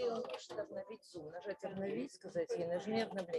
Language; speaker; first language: Russian; native; Russian